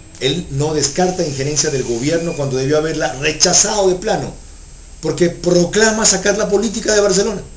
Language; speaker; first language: Spanish; native; Spanish